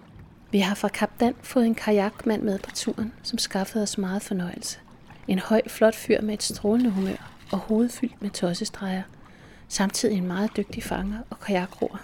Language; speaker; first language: Danish; native; Danish